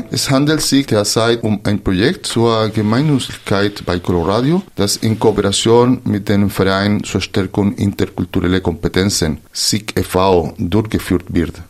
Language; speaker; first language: German; non-native, fluent; Spanish